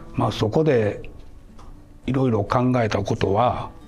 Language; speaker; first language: Japanese; native; Japanese